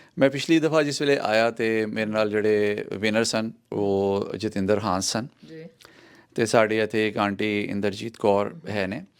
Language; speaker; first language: Punjabi; native; Punjabi